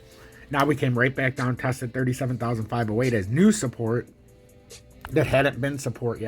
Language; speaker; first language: English; native; English